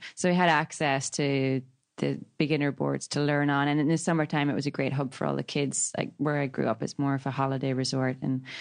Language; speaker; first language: English; native; English